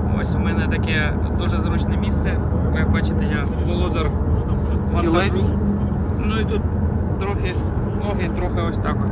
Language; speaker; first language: Ukrainian; non-native, local second language; Russian